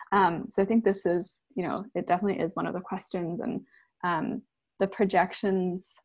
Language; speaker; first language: English; early bilingual, other home language; Chinese